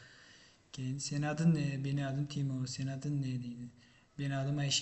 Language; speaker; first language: Turkish; non-native, fluent; Uzbek